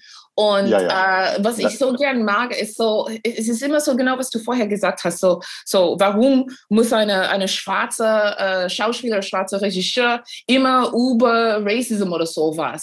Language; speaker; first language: German; non-native, fluent; English